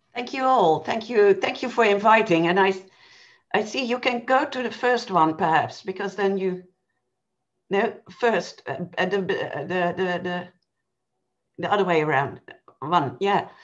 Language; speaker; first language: English; non-native, fluent; Dutch